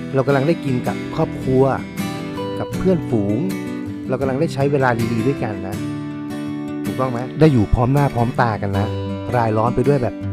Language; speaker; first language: Thai; native; Thai